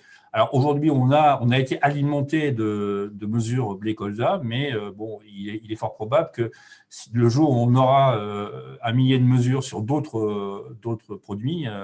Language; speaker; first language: French; native; French